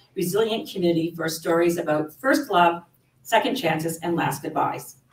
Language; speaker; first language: English; native; English